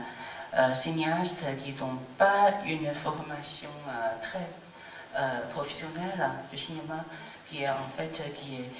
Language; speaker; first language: French; non-native, fluent; Chinese